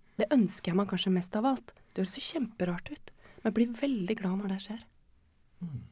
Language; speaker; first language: Norwegian; native; Norwegian